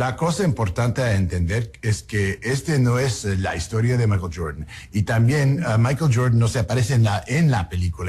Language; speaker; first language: Spanish; non-native, learner; English